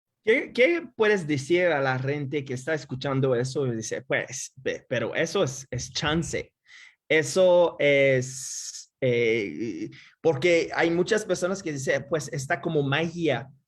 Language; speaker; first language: Spanish; non-native, fluent; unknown